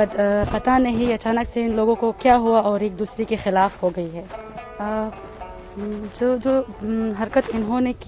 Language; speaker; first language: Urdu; non-native, fluent; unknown